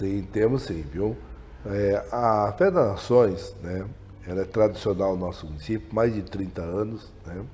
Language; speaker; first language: Portuguese; native; Portuguese